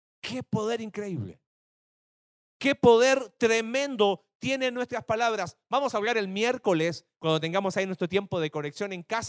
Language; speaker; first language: Spanish; native; Spanish